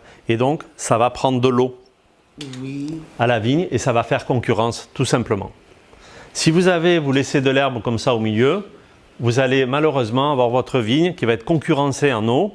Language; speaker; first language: French; native; French